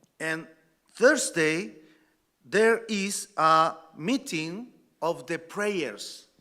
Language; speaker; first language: English; non-native, learner; Spanish